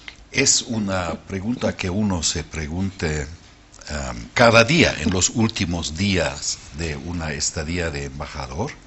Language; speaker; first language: Spanish; non-native, fluent; German